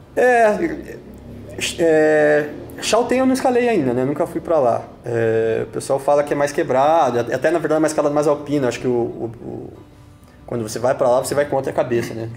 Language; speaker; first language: Portuguese; native; Portuguese